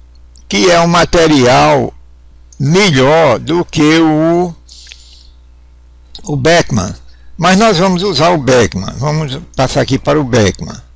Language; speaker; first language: Portuguese; native; Portuguese